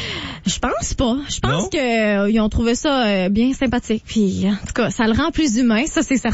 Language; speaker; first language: French; native; French